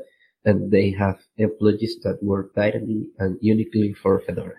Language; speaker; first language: English; non-native, learner; Spanish